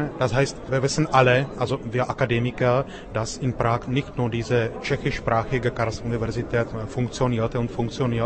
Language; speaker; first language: German; non-native, fluent; Czech